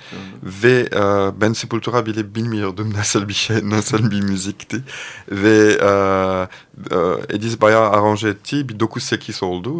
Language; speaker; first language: Turkish; non-native, fluent; French